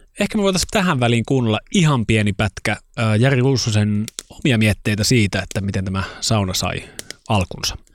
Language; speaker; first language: Finnish; native; Finnish